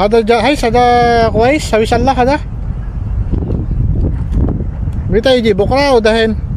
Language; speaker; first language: Arabic; non-native, learner; Filipino